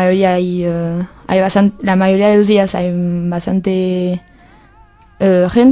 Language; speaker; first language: Spanish; non-native, fluent; French